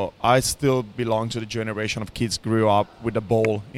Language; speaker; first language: English; non-native, fluent; Italian